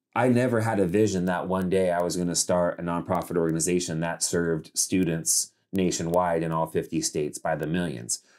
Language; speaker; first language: English; native; English